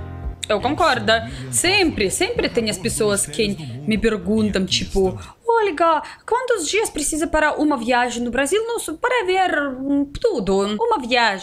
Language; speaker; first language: Portuguese; non-native, learner; Russian